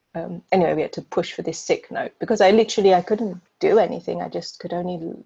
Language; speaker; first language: English; native; English